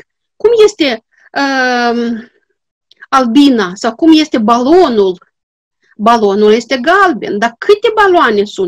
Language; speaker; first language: Romanian; non-native, local second language; Gagauz